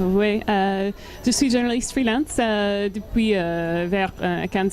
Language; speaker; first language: French; non-native, learner; English